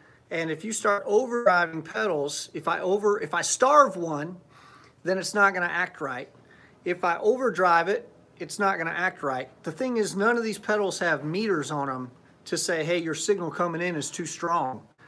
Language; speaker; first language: English; native; English